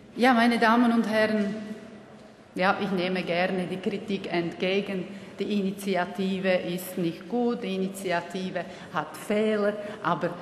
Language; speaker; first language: German; non-native, fluent; Slovak